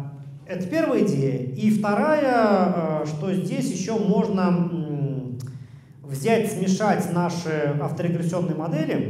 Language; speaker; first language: Russian; native; Russian